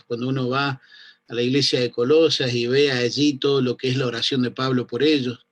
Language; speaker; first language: Spanish; native; Spanish